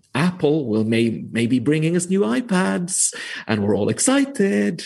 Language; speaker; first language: English; non-native, fluent; Finnish